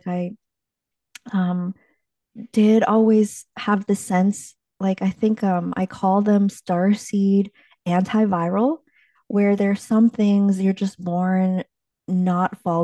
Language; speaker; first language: English; early bilingual, other home language; Chinese